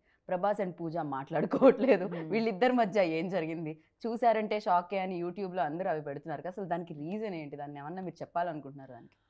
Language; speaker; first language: Telugu; native; Telugu